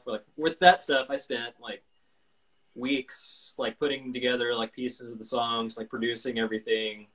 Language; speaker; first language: English; native; English